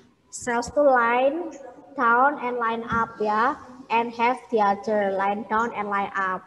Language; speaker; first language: English; non-native, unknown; Indonesian